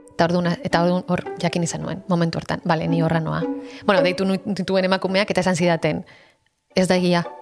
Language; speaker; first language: Basque; non-native, local second language; Spanish